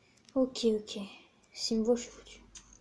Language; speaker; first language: French; native; French